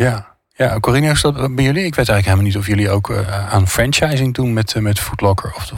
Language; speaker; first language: Dutch; native; Dutch